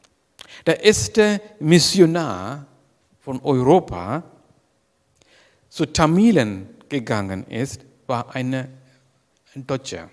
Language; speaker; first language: German; non-native, learner; Sinhala